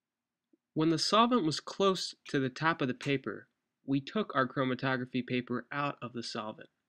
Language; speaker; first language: English; native; English